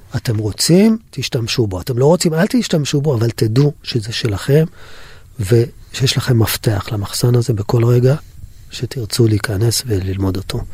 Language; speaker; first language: Hebrew; native; Hebrew